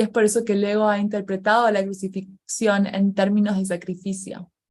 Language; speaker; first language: Spanish; native; Spanish